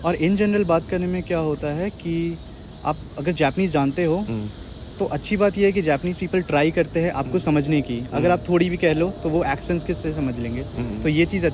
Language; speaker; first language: Hindi; native; Hindi